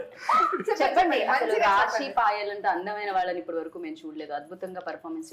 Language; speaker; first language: Telugu; native; Telugu